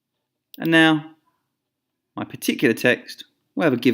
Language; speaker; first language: English; native; English